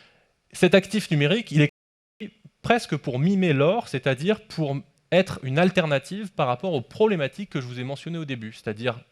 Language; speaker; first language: French; native; French